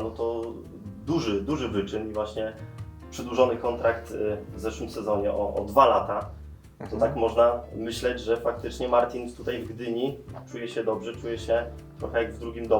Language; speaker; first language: Polish; native; Polish